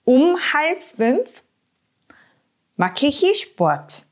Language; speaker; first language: German; non-native, fluent; Korean